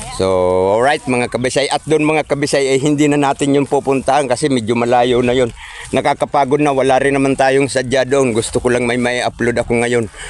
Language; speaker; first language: Filipino; non-native, local second language; Cebuano